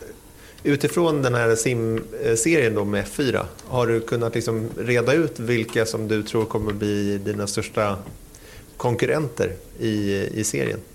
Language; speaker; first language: Swedish; native; Swedish